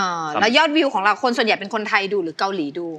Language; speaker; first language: Thai; native; Thai